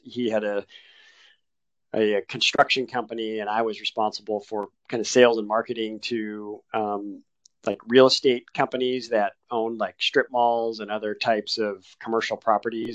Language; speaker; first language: English; native; English